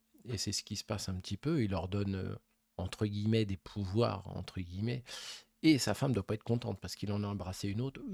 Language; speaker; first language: French; native; French